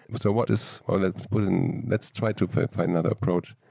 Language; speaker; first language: English; non-native, fluent; German